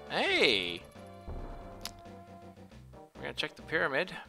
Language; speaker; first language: English; native; English